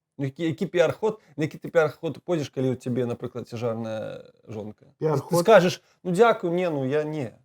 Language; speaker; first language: Belarusian; native; Belarusian